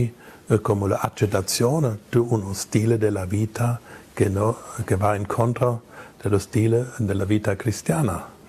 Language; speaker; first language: Italian; non-native, fluent; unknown